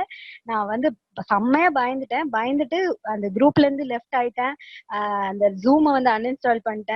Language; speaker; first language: Tamil; native; Tamil